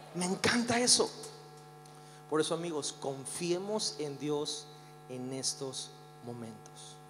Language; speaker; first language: Spanish; native; Spanish